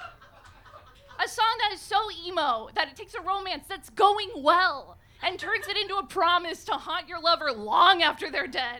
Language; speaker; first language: English; native; English